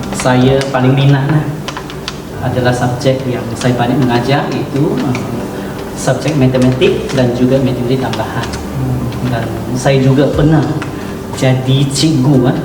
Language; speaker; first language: Malay; non-native, local second language; Chinese